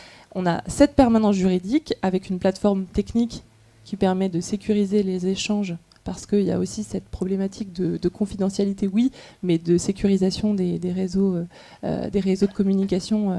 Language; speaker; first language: French; native; French